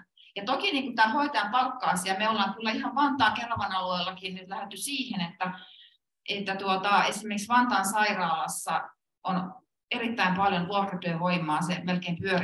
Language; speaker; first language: Finnish; native; Finnish